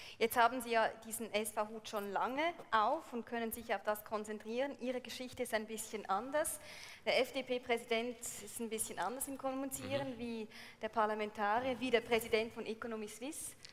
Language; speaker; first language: German; native; German